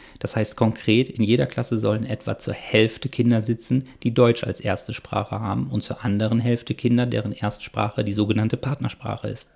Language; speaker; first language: German; native; German